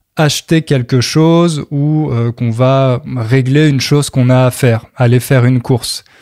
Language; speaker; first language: French; native; French